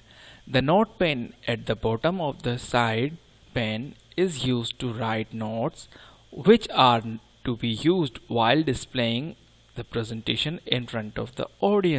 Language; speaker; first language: English; non-native, local second language; Hindi